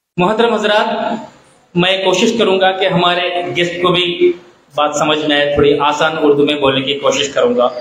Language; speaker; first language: Urdu; native; Urdu